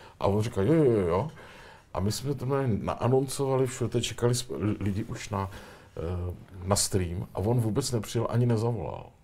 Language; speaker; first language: Czech; native; Czech